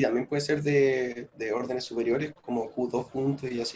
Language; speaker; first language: Spanish; native; Spanish